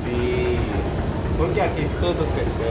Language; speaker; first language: Spanish; non-native, learner; Korean